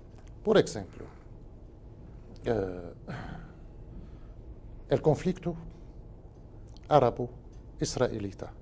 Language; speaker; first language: Portuguese; non-native, fluent; Spanish